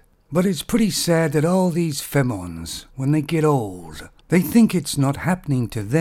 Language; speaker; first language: English; native; English